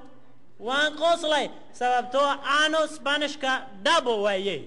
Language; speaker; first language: Somali; non-native, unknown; Spanish